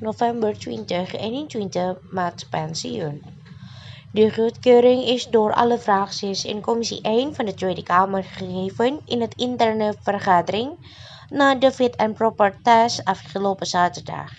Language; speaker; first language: Dutch; non-native, fluent; Indonesian